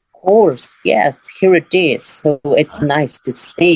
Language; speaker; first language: English; non-native, fluent; Spanish